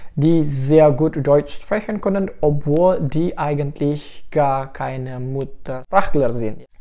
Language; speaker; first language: German; non-native, fluent; Indonesian